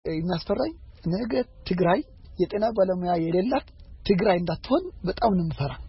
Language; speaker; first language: Amharic; non-native, local second language; Tigrinya